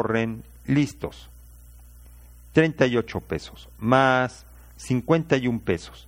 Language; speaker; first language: Spanish; native; Spanish